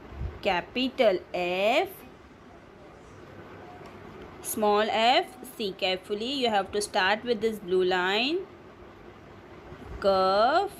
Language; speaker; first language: English; non-native, local second language; Hindi